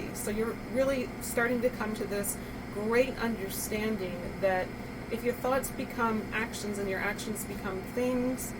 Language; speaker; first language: English; native; English